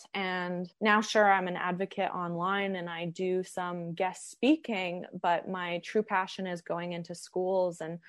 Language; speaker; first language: English; native; English